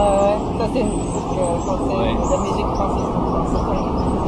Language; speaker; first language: French; non-native, fluent; Japanese